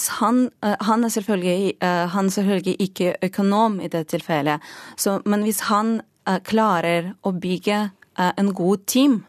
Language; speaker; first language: Norwegian; non-native, fluent; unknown